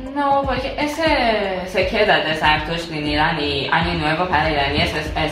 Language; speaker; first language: Spanish; non-native, learner; Persian